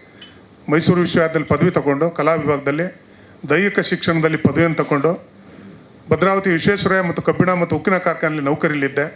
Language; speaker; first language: Kannada; native; Kannada